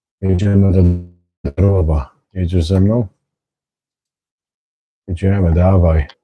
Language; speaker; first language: Polish; native; Polish